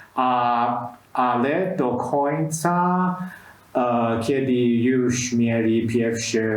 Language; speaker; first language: Polish; non-native, learner; Chinese